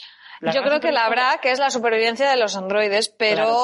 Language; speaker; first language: Spanish; native; Spanish